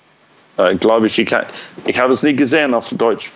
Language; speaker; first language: German; non-native, fluent; English